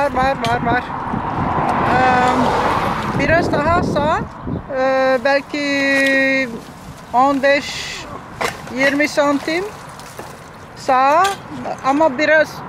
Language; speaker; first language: Turkish; non-native, learner; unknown